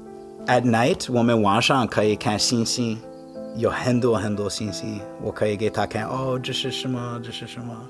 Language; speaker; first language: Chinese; non-native, fluent; English